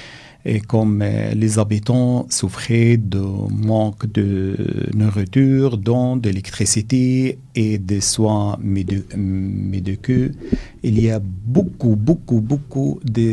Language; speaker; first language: French; non-native, learner; Arabic